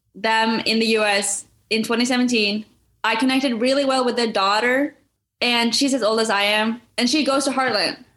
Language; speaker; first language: English; non-native, fluent; Norwegian